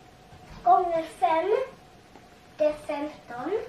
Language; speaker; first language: Swedish; non-native, learner; Tigrinya